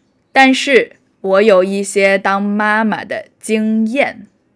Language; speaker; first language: Chinese; native; Chinese